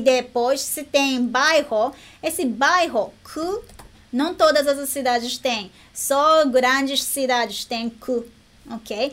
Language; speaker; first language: Portuguese; non-native, fluent; Japanese